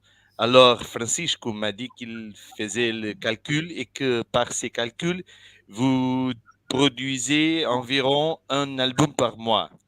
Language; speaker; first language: French; non-native, fluent; Portuguese